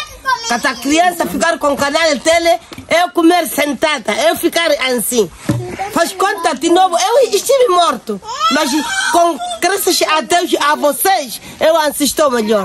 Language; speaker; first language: Portuguese; non-native, local second language; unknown